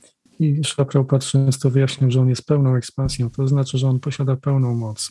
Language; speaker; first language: Polish; native; Polish